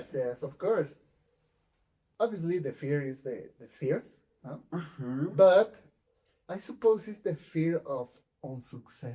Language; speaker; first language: English; non-native, fluent; Spanish